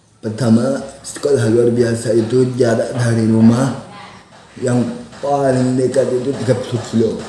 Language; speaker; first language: Indonesian; non-native, local second language; Minangkabau